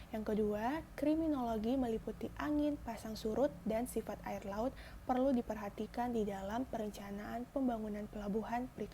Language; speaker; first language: Indonesian; native; Indonesian